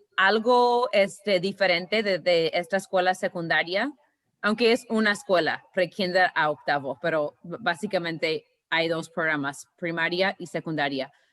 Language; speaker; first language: Spanish; early bilingual, heritage; Spanish